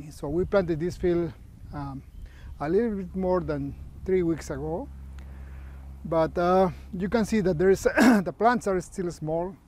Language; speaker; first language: English; non-native, fluent; Spanish